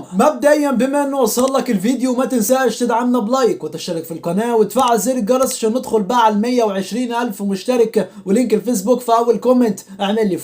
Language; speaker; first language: Arabic; native; Arabic